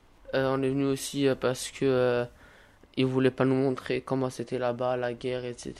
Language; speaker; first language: French; early bilingual, other home language; Albanian